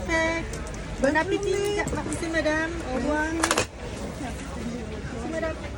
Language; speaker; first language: French; non-native, learner; Thai